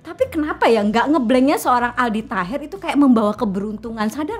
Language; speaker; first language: Indonesian; native; Indonesian